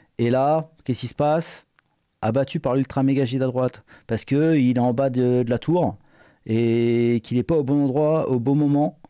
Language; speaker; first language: French; native; French